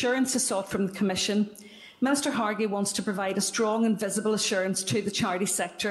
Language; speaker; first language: English; native; English